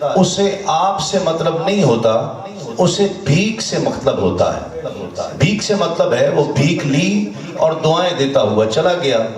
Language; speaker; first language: Urdu; non-native, local second language; Punjabi